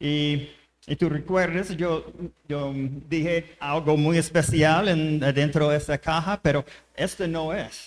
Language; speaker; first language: Spanish; non-native, learner; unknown